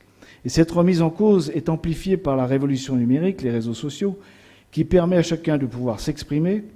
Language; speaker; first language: French; native; French